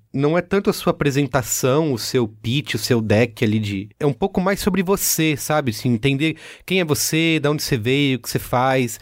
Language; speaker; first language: Portuguese; native; Portuguese